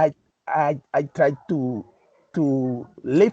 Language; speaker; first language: English; non-native, learner; Spanish